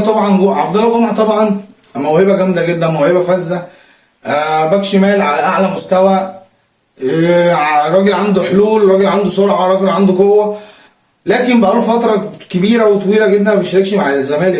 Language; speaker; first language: Arabic; native; Arabic